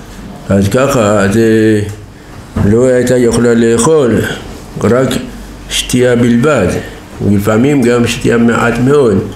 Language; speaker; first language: Hebrew; non-native, fluent; Persian